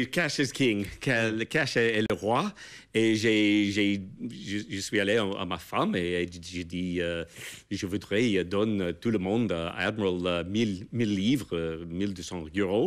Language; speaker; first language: French; non-native, fluent; English